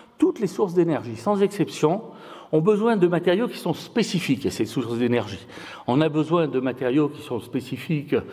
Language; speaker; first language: French; native; French